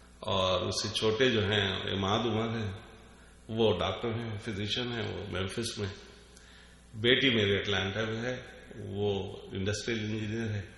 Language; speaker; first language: Urdu; native; Urdu